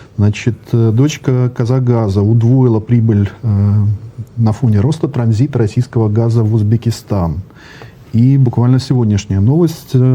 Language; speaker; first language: Russian; native; Russian